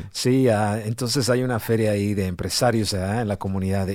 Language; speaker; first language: Spanish; native; Spanish